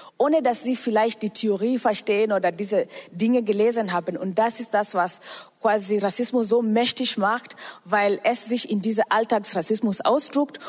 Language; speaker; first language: German; non-native, fluent; Swahili